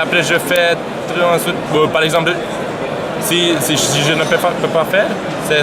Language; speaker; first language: French; non-native, learner; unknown